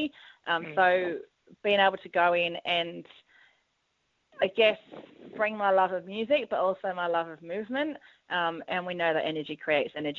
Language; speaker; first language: English; native; English